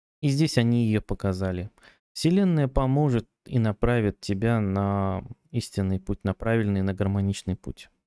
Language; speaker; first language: Russian; native; Russian